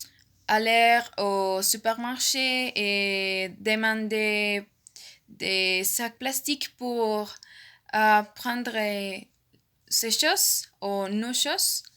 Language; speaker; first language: French; non-native, learner; Spanish